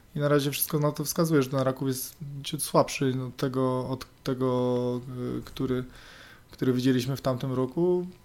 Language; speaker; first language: Polish; native; Polish